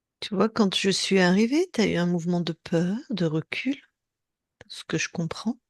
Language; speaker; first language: French; native; French